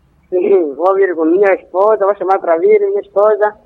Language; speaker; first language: Portuguese; non-native, local second language; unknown